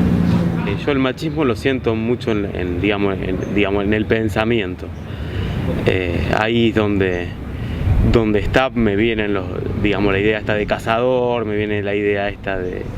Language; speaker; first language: Spanish; native; Spanish